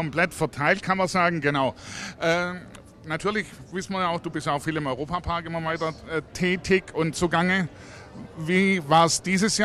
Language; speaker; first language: German; native; German